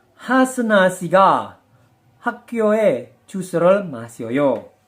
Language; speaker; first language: Korean; non-native, learner; Indonesian